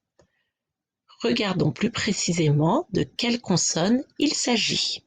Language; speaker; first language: French; native; French